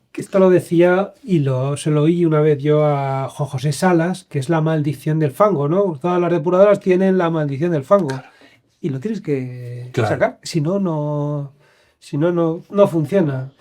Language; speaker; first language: Spanish; native; Spanish